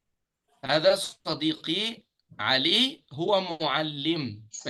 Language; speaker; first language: Arabic; non-native, fluent; Indonesian